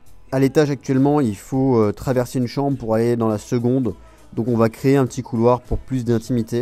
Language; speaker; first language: French; native; French